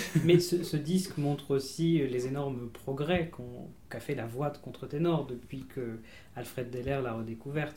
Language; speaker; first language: French; native; French